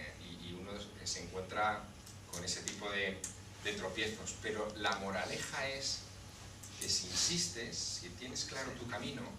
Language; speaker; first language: Spanish; native; Spanish